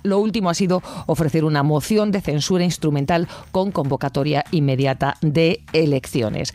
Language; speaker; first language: Spanish; native; Spanish